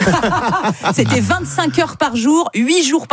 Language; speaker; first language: French; native; French